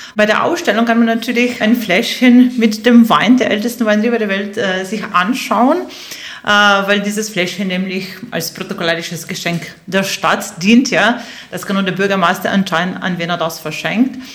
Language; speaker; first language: German; non-native, fluent; Slovenian